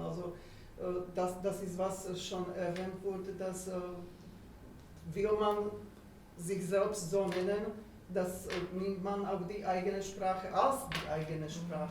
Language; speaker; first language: German; non-native, fluent; Slovak